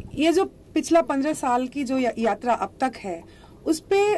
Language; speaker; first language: Hindi; non-native, local second language; Assamese